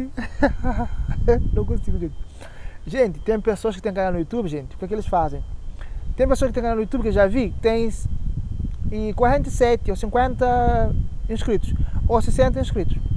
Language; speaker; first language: Portuguese; non-native, local second language; Kabuverdianu